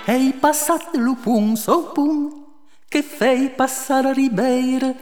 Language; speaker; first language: French; native; French